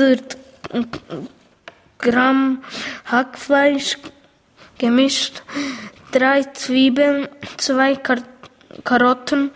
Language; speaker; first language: German; early bilingual, other home language; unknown